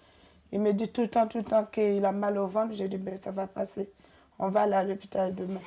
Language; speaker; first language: French; native; French